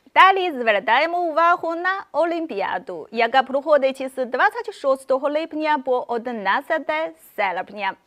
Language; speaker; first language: Ukrainian; non-native, fluent; Chinese